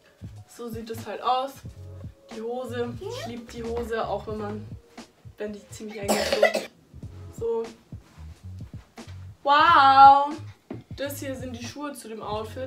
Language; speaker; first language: German; native; German